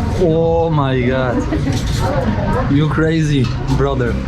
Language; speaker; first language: English; non-native, learner; Polish